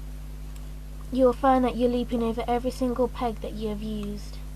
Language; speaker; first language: English; native; English